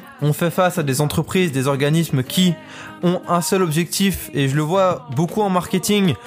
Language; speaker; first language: French; native; French